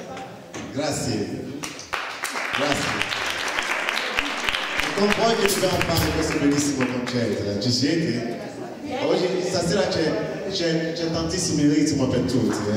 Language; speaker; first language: Italian; non-native, fluent; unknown